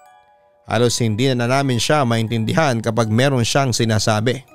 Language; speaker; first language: Filipino; native; Filipino